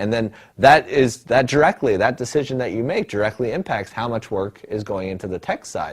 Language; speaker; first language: English; native; English